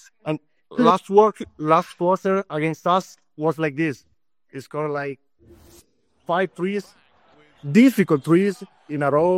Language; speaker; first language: English; non-native, fluent; Italian